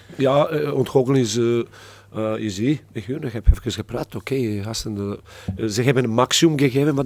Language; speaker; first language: Dutch; non-native, fluent; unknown